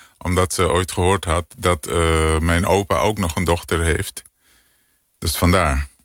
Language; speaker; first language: Dutch; native; Dutch